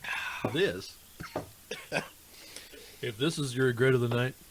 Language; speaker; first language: English; native; English